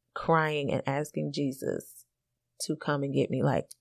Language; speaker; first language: English; native; English